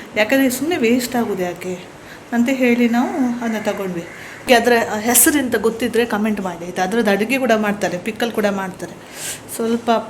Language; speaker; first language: Kannada; non-native, local second language; Konkani